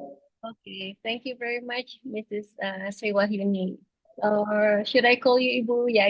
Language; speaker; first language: English; non-native, fluent; Indonesian